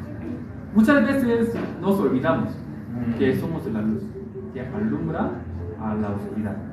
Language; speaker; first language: Spanish; non-native, fluent; Korean